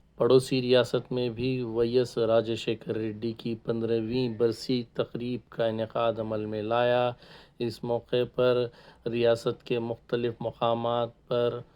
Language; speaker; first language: Urdu; native; Urdu